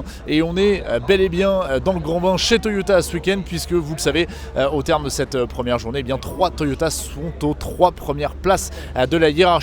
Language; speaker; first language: French; native; French